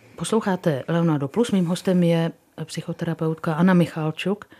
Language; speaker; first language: Czech; native; Czech